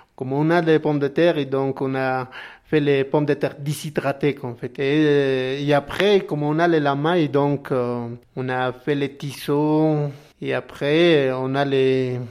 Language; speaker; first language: French; non-native, learner; Spanish